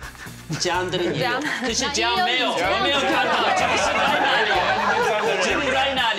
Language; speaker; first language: Chinese; non-native, fluent; Turkish